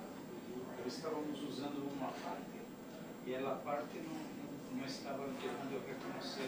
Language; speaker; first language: Portuguese; non-native, learner; Spanish